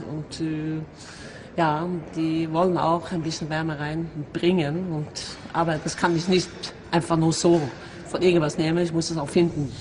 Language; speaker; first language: German; non-native, fluent; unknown